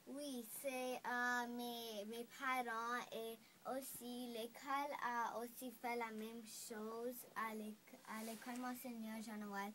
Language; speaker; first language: French; non-native, local second language; English